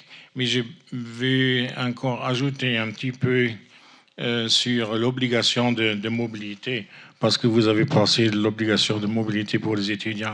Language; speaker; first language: French; non-native, fluent; German